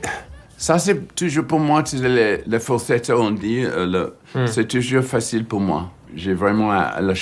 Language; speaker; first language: French; non-native, learner; English